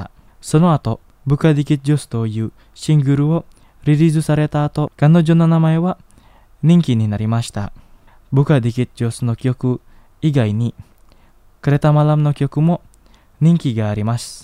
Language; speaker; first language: Japanese; non-native, learner; Indonesian